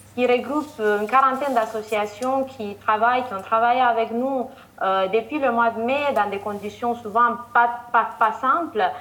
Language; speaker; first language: French; non-native, fluent; Romanian